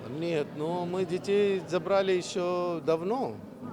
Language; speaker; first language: Russian; non-native, fluent; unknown